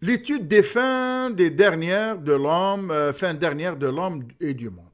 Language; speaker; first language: French; non-native, local second language; Arabic